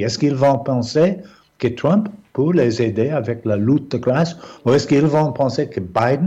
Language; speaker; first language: French; non-native, fluent; English